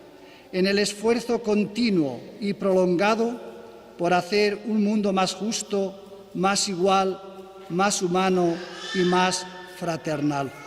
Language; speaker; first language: Spanish; native; Spanish